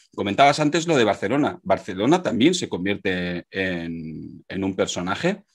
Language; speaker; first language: Spanish; native; Spanish